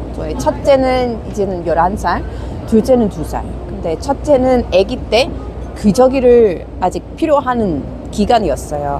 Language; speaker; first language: Korean; non-native, fluent; English